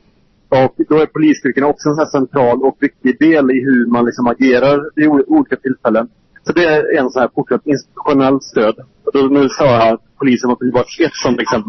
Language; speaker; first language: Swedish; native; Swedish